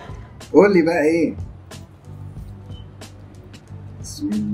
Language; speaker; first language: Arabic; native; Arabic